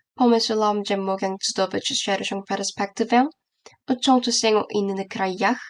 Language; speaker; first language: Polish; non-native, learner; Korean